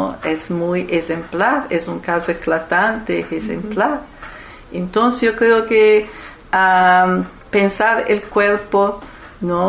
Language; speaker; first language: Spanish; non-native, fluent; Italian